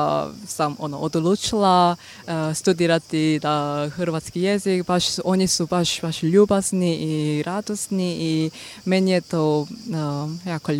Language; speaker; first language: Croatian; non-native, learner; Korean